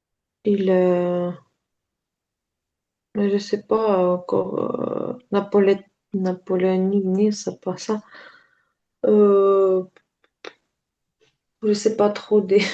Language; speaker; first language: French; non-native, learner; Ukrainian